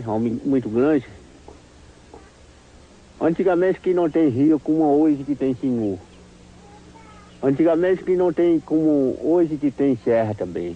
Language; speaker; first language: Portuguese; non-native, local second language; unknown